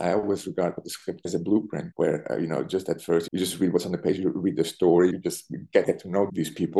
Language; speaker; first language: English; non-native, fluent; Italian